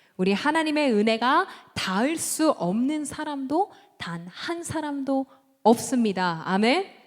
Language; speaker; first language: Korean; early bilingual, heritage; Korean